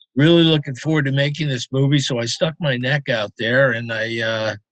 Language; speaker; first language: English; native; English